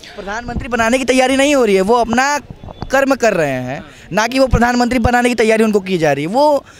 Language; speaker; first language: Hindi; native; Hindi